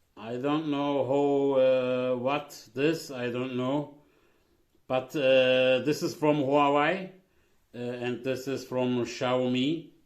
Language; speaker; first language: English; non-native, learner; Turkish